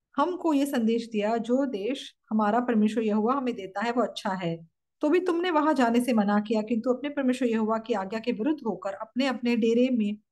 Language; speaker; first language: Hindi; non-native, fluent; Korean